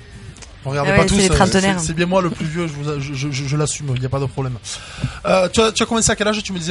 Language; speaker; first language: French; native; French